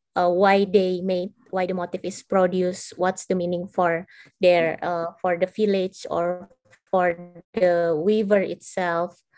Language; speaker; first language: English; non-native, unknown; Indonesian